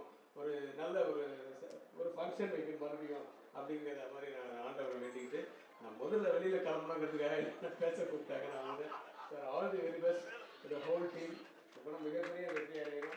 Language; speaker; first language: Tamil; native; Tamil